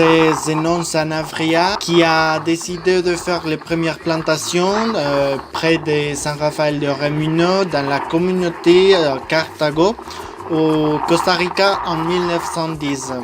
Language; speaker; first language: French; non-native, fluent; Spanish